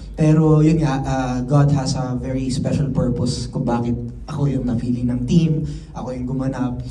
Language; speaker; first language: Filipino; native; Filipino